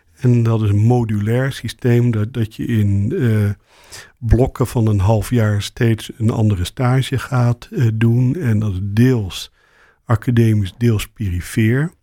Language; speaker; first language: Dutch; native; Dutch